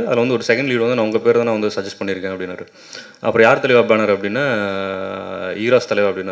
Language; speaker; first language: Tamil; native; Tamil